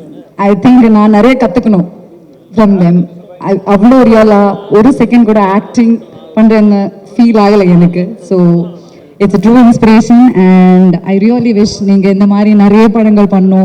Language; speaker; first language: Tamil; non-native, fluent; Malayalam